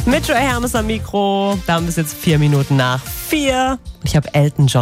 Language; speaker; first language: German; native; German